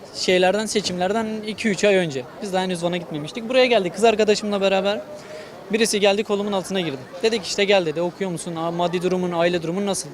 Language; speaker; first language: Turkish; non-native, local second language; Kurdish